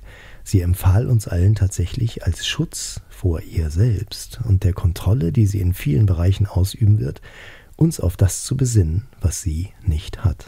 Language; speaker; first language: German; native; German